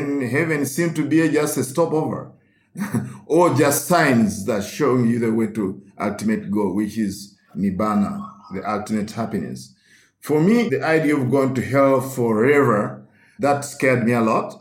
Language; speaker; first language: English; non-native, local second language; Ganda